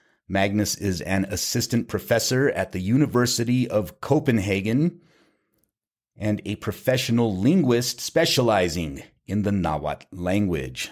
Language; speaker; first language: English; native; English